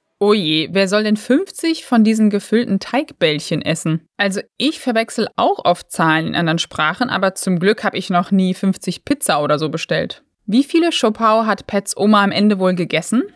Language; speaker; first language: German; native; German